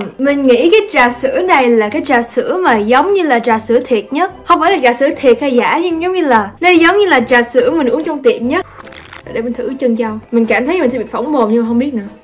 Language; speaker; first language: Vietnamese; early bilingual, other home language; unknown